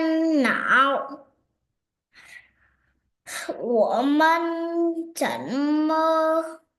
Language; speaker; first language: Chinese; non-native, learner; Vietnamese